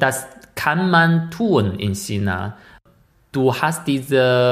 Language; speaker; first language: German; non-native, fluent; Chinese